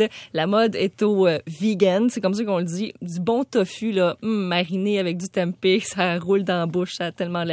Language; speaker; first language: French; native; French